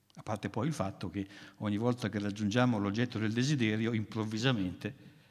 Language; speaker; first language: Italian; native; Italian